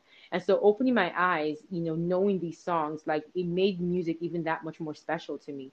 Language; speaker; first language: English; non-native, local second language; Igbo